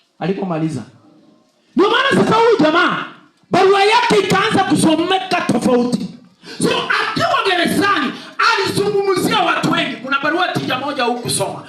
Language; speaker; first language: Swahili; non-native, local second language; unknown